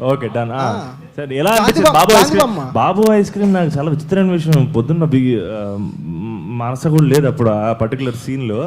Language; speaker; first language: Telugu; native; Telugu